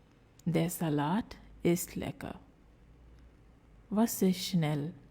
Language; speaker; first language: German; non-native, fluent; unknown